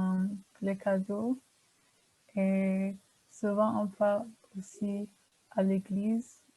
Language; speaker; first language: French; early bilingual, heritage; German